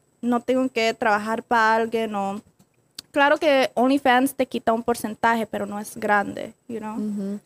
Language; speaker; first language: Spanish; early bilingual, other home language; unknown